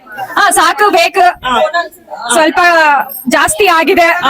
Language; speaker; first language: Kannada; non-native, local second language; Telugu